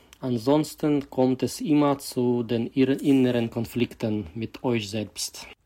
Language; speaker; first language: German; non-native, fluent; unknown